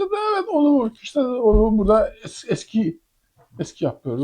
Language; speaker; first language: Turkish; non-native, learner; Persian